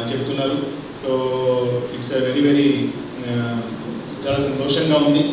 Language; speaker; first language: Telugu; non-native, fluent; Hindi